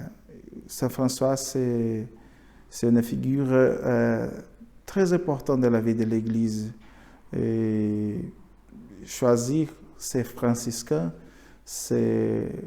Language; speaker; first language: French; non-native, learner; Portuguese